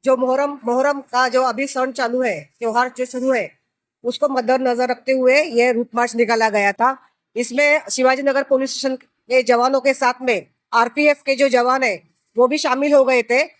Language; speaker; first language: Hindi; non-native, local second language; Marathi